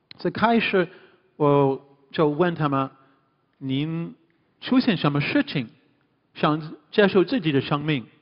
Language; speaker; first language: Chinese; non-native, fluent; English